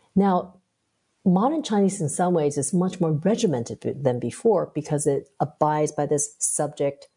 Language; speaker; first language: English; early bilingual, other home language; Chinese